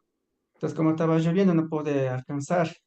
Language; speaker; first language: Spanish; non-native, local second language; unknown